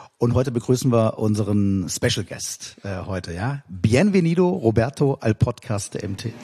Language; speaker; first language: German; native; German